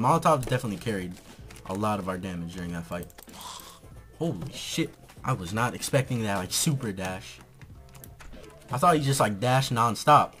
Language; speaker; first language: English; native; English